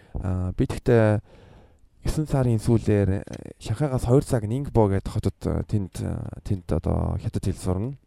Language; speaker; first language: Mongolian; early bilingual, heritage; Mongolian